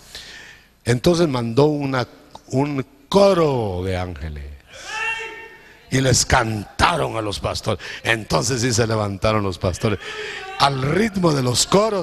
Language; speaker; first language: Spanish; native; Spanish